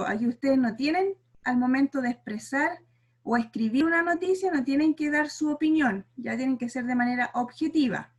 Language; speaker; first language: Spanish; native; Spanish